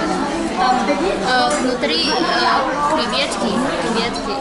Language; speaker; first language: Russian; non-native, fluent; Chinese